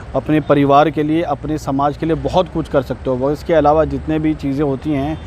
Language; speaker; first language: Hindi; native; Hindi